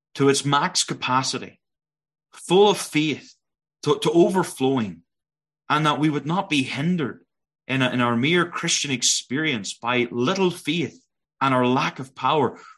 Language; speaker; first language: English; native; English